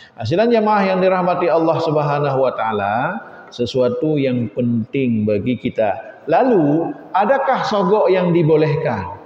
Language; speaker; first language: Malay; non-native, local second language; Achinese